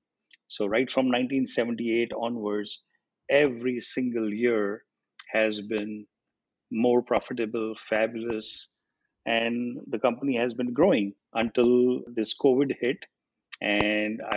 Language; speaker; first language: English; non-native, local second language; Gujarati